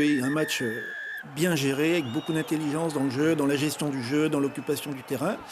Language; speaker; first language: French; native; French